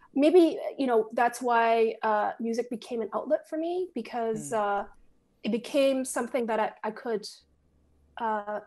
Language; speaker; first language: English; native; English